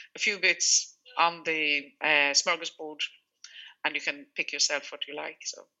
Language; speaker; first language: English; non-native, fluent; Swedish